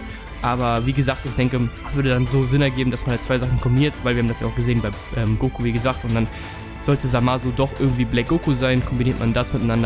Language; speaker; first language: German; native; German